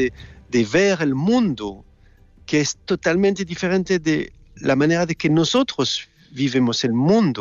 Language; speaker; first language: Spanish; non-native, learner; French